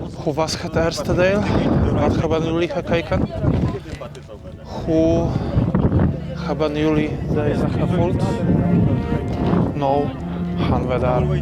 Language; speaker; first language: Dutch; non-native, learner; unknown